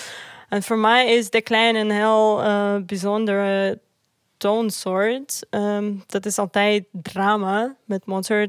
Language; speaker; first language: Dutch; non-native, fluent; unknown